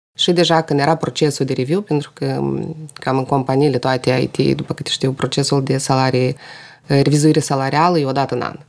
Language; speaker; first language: Romanian; non-native, local second language; Russian